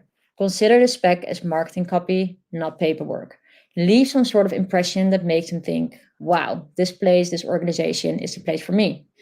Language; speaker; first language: English; non-native, fluent; Dutch